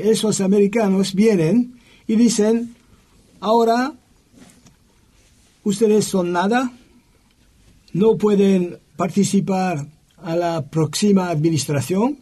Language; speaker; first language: Spanish; non-native, learner; French